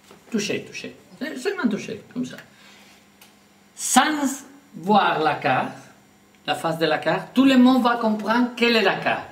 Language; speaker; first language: French; non-native, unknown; Spanish